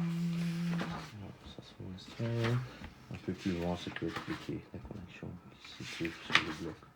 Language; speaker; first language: French; non-native, fluent; Dutch